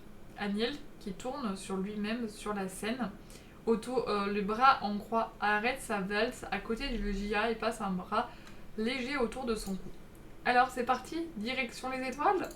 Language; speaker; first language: French; native; French